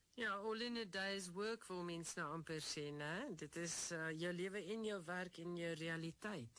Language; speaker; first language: Afrikaans; native; Afrikaans